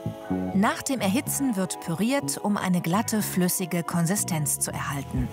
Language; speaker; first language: German; native; German